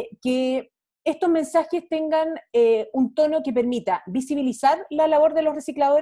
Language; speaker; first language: Spanish; native; Spanish